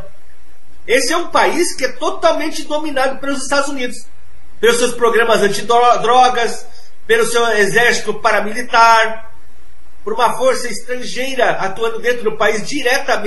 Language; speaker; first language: Portuguese; native; Portuguese